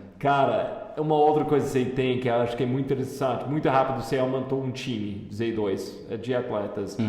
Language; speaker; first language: Portuguese; non-native, fluent; English